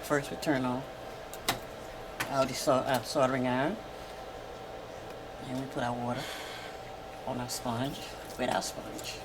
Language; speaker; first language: English; native; English